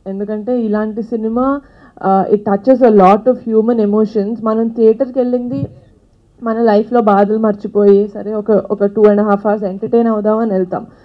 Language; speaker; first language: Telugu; native; Telugu